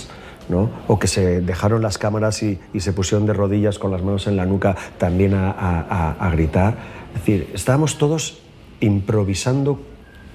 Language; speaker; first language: Spanish; native; Spanish